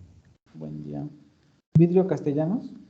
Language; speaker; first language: Spanish; native; Spanish